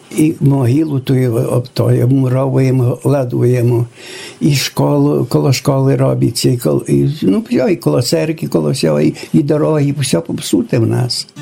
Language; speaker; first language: Ukrainian; native; Ukrainian